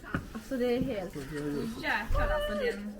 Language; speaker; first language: Swedish; native; Swedish